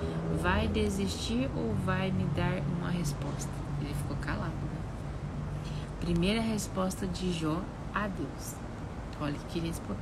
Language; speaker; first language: Portuguese; native; Portuguese